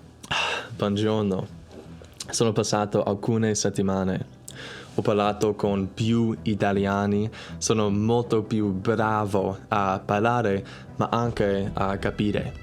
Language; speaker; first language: Italian; non-native, learner; English